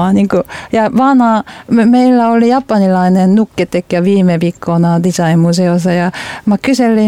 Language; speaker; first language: Finnish; non-native, learner; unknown